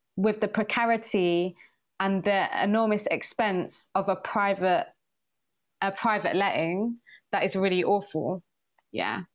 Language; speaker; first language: English; early bilingual, other home language; Swahili